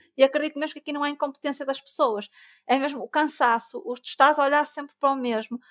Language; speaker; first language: Portuguese; native; Portuguese